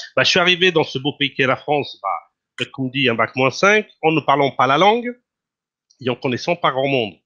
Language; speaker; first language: French; non-native, fluent; Portuguese